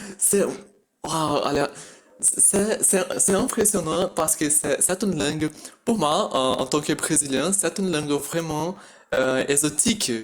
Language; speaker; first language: French; non-native, fluent; Portuguese